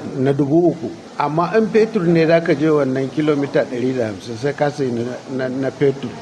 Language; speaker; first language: Hausa; native; Hausa